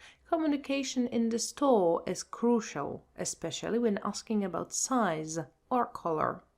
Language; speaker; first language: English; non-native, fluent; Polish